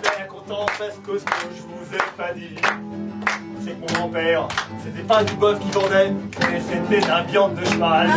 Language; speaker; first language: French; native; French